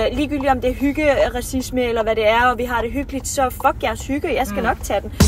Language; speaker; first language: Danish; early bilingual, other home language; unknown